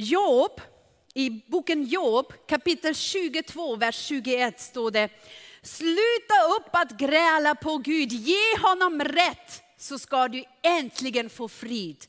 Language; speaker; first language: Swedish; non-native, fluent; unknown